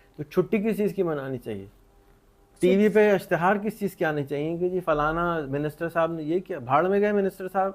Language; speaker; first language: Urdu; native; Urdu